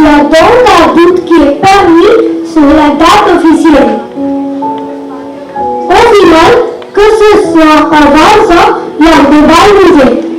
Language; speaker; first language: French; non-native, learner; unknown